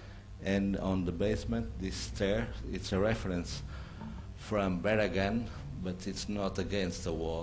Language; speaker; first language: English; non-native, learner; Portuguese